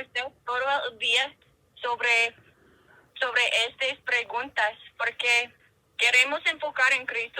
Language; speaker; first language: Spanish; non-native, learner; English